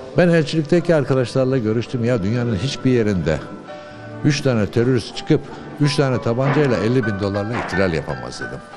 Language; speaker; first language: Turkish; early bilingual, other home language; Uyghur